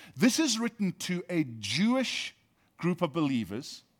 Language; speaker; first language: English; native; English